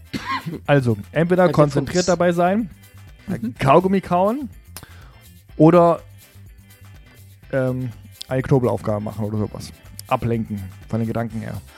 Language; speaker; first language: German; native; German